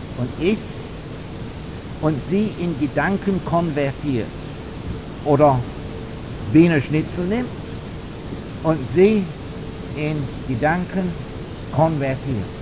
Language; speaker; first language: German; non-native, fluent; English